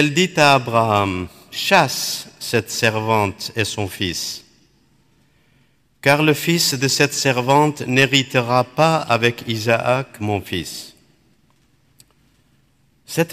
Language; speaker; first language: French; non-native, local second language; Arabic